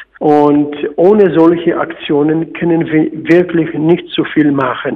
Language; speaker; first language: German; non-native, fluent; Polish